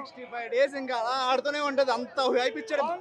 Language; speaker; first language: Telugu; native; Telugu